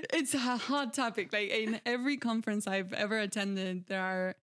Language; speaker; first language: English; non-native, fluent; Spanish